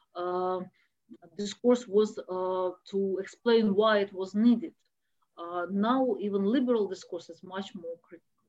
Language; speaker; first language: English; non-native, fluent; Russian